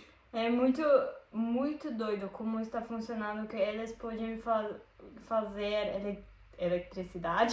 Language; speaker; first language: Portuguese; non-native, learner; German